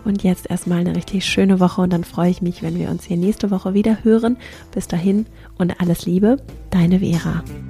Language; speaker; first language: German; native; German